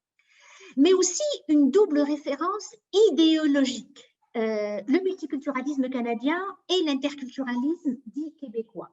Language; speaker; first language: French; native; French